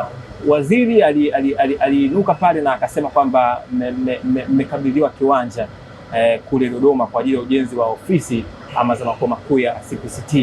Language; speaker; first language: Swahili; native; Swahili